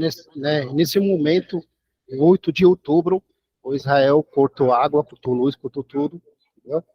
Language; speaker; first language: Portuguese; non-native, fluent; Arabic